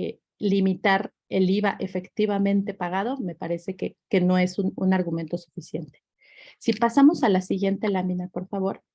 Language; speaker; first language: Spanish; native; Spanish